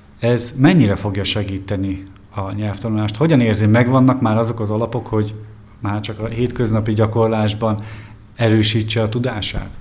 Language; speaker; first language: Hungarian; native; Hungarian